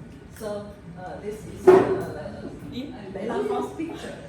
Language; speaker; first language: English; non-native, learner; Chinese